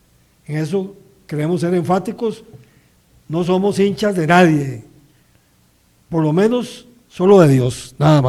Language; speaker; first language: Spanish; native; Spanish